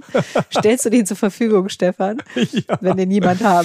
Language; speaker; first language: German; native; German